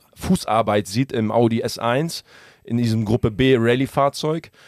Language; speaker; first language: German; early bilingual, other home language; Russian